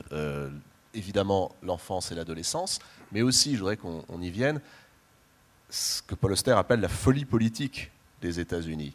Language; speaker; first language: French; native; French